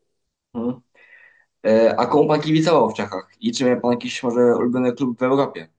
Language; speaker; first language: Polish; native; Polish